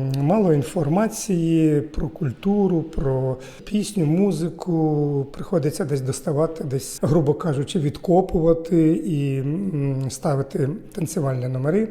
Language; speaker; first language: Ukrainian; native; Ukrainian